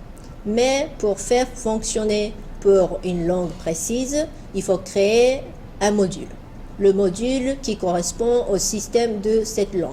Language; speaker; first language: French; non-native, fluent; Japanese